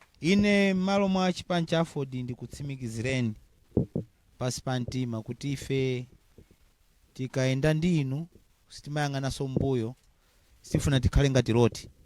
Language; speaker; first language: Nyanja; non-native, local second language; Tumbuka